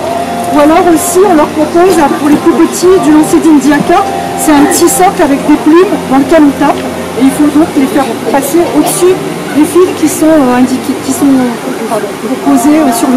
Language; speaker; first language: French; native; French